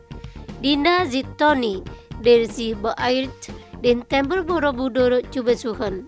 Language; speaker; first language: German; non-native, fluent; Indonesian